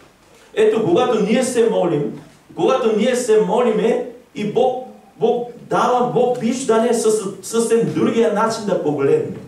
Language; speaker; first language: Bulgarian; non-native, learner; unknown